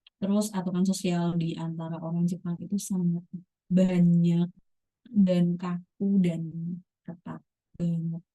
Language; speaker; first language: Indonesian; native; Indonesian